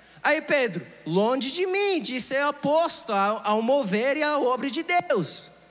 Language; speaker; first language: Portuguese; non-native, fluent; English